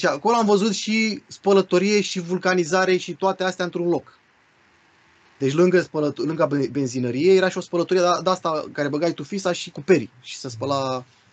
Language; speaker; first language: Romanian; native; Romanian